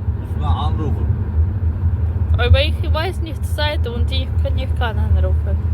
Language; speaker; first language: German; non-native, learner; Ukrainian